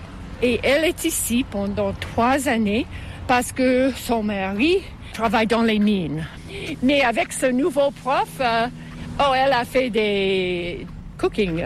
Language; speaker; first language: French; non-native, fluent; English